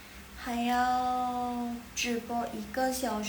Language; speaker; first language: Chinese; non-native, fluent; Indonesian